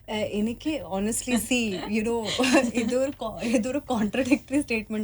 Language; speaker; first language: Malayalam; early bilingual, heritage; Malayalam